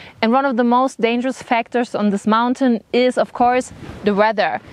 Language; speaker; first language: English; non-native, fluent; German